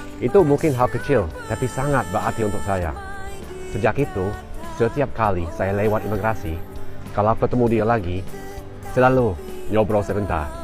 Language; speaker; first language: Indonesian; non-native, fluent; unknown